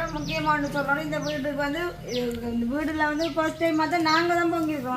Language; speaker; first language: Tamil; native; Tamil